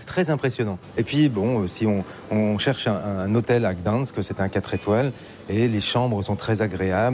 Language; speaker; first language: French; native; French